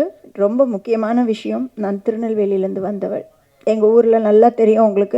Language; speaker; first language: Tamil; native; Tamil